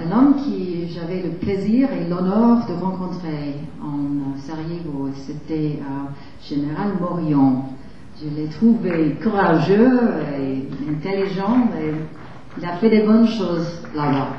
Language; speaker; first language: French; non-native, fluent; English